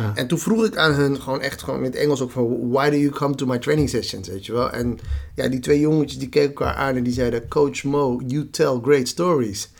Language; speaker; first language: Dutch; early bilingual, other home language; Somali